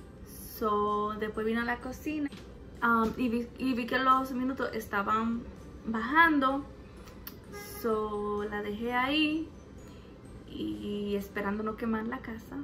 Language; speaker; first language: Spanish; early bilingual, heritage; Spanish